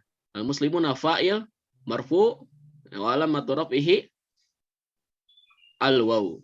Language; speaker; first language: Arabic; non-native, fluent; Indonesian